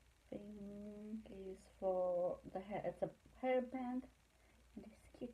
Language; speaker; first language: English; non-native, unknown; Romanian